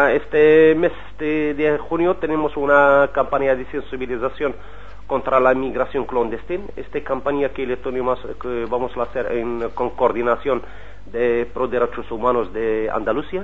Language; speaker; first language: Spanish; non-native, learner; Arabic